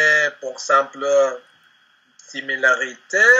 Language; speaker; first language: French; non-native, learner; Spanish